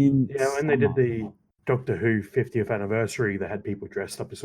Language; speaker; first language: English; native; English